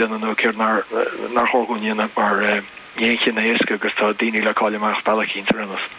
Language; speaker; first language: Irish; native; Irish